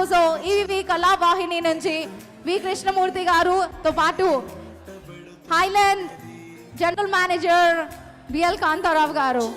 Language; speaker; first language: Telugu; native; Telugu